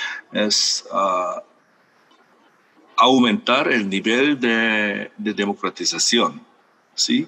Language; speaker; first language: Spanish; non-native, fluent; Korean